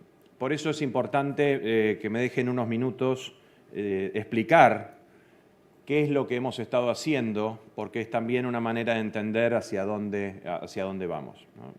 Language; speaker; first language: Spanish; native; Spanish